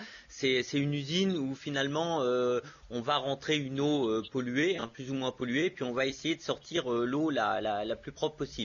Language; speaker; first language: French; native; French